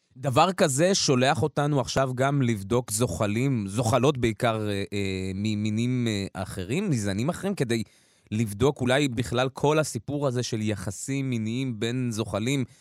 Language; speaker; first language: Hebrew; early bilingual, other home language; Russian